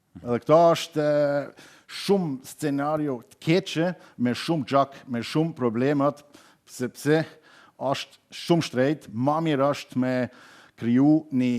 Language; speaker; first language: Albanian; non-native, learner; German